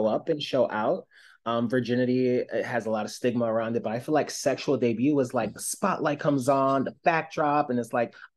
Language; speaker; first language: English; native; English